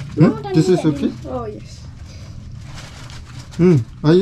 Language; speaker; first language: English; non-native, learner; Korean